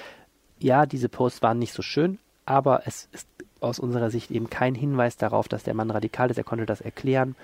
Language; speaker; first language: German; native; German